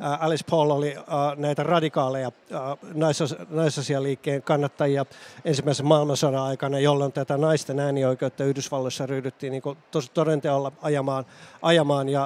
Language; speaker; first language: Finnish; native; Finnish